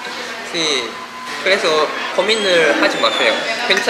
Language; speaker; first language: Korean; non-native, fluent; Japanese